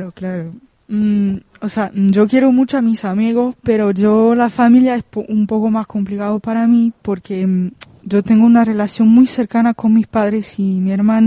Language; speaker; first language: Spanish; non-native, fluent; French